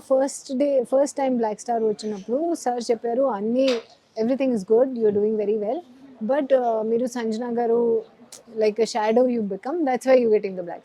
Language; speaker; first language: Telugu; non-native, learner; Hindi